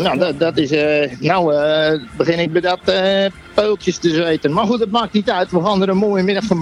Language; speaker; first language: Dutch; native; Dutch